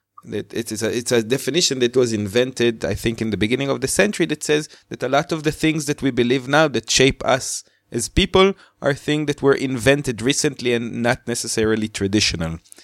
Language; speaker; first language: English; non-native, fluent; Hebrew